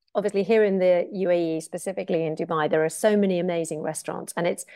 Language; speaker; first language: English; native; English